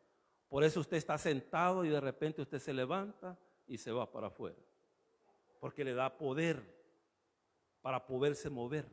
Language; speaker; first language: Spanish; native; Spanish